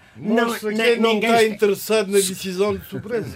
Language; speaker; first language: Portuguese; non-native, local second language; Kabuverdianu